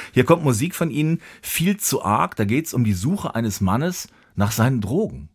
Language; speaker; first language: German; native; German